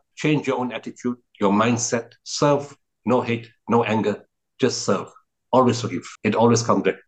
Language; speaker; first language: English; native; English